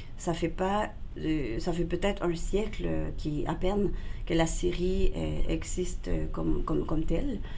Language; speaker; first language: French; non-native, fluent; Spanish